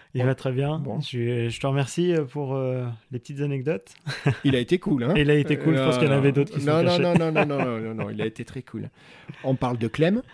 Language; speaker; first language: French; native; French